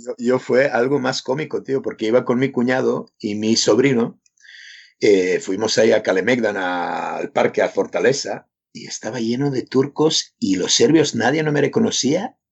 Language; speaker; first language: Spanish; non-native, fluent; Serbian